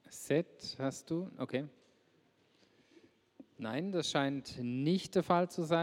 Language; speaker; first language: German; native; German